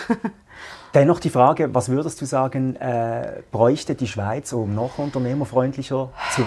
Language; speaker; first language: German; native; German